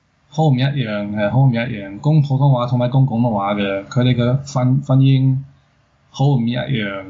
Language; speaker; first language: Cantonese; non-native, fluent; English